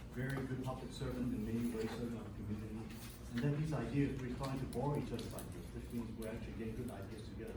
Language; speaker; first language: English; non-native, local second language; Cantonese